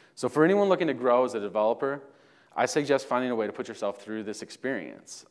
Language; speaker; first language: English; native; English